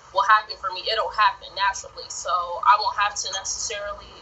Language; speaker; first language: English; native; English